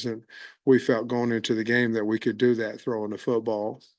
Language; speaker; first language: English; native; English